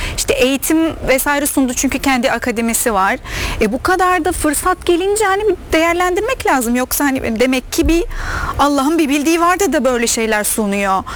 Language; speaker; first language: Turkish; non-native, fluent; Arabic